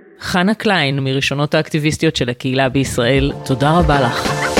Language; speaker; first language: Hebrew; native; Hebrew